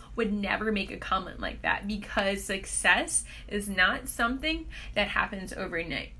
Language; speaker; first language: English; native; English